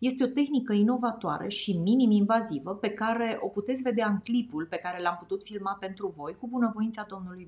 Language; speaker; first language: Romanian; native; Romanian